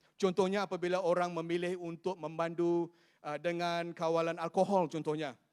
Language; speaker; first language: Malay; non-native, local second language; Chinese